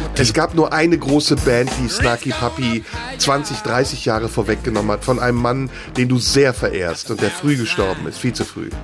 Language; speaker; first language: German; native; German